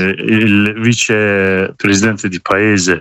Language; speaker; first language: Italian; non-native, learner; Kurdish